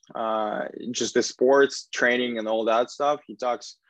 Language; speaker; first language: English; non-native, fluent; Russian